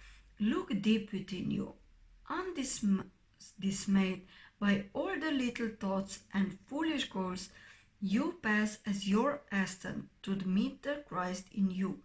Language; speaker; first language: English; non-native, fluent; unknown